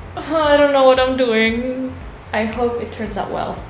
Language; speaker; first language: English; non-native, fluent; Russian